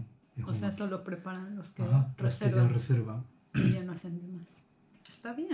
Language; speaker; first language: Spanish; native; Spanish